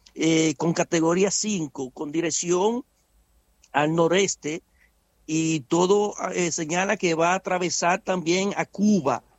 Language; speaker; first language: Spanish; native; Spanish